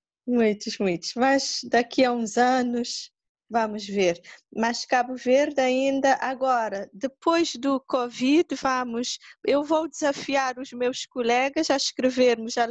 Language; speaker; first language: Portuguese; non-native, local second language; Kabuverdianu